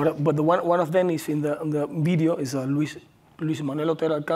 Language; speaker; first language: English; non-native, learner; Spanish